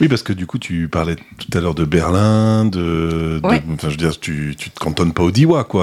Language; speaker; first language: French; native; French